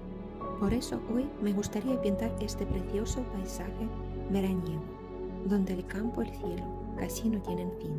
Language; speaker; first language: Spanish; non-native, fluent; Ukrainian